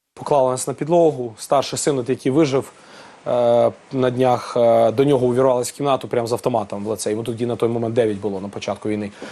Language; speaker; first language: Ukrainian; non-native, local second language; Russian